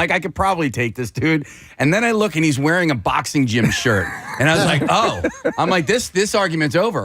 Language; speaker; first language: English; native; English